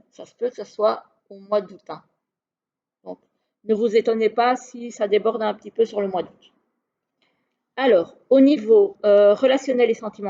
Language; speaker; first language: French; native; French